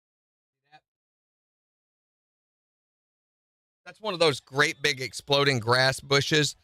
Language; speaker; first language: English; native; English